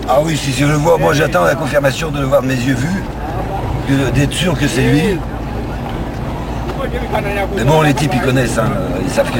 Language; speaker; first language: French; native; French